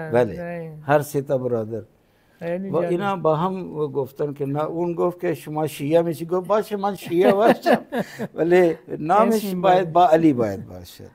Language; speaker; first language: Persian; non-native, fluent; Punjabi